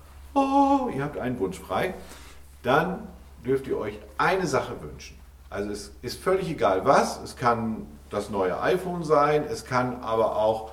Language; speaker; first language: German; native; German